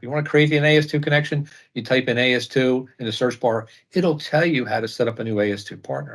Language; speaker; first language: English; native; English